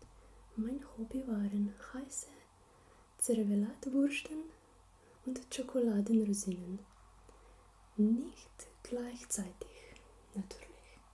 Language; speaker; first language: German; non-native, learner; Slovenian